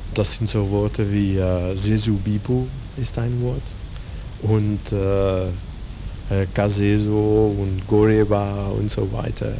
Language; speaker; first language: German; non-native, fluent; Dutch